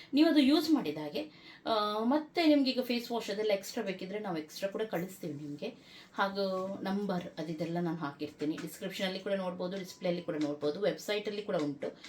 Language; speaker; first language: Kannada; non-native, local second language; Konkani